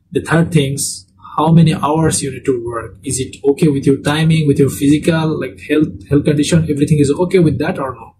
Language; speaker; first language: English; non-native, local second language; Bangla